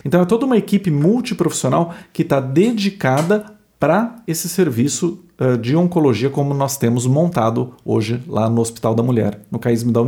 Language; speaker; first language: Portuguese; native; Portuguese